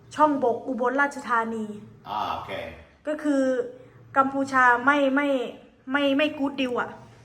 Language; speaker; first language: Thai; native; Thai